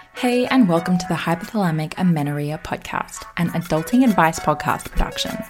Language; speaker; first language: English; native; English